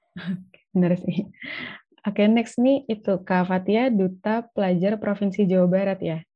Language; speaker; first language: Indonesian; native; Indonesian